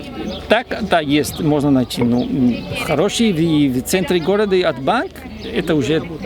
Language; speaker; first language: Russian; non-native, fluent; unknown